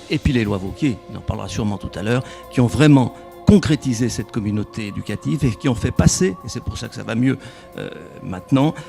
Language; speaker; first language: French; native; French